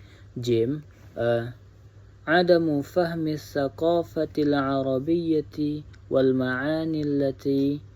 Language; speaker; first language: Arabic; non-native, learner; Indonesian